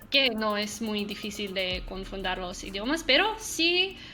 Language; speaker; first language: Spanish; non-native, learner; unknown